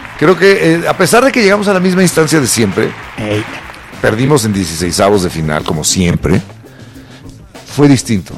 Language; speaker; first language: Spanish; native; Spanish